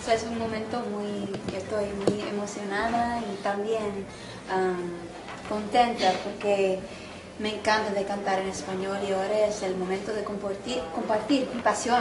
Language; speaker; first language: Spanish; non-native, fluent; Portuguese